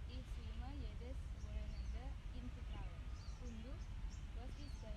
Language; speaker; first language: German; non-native, learner; Indonesian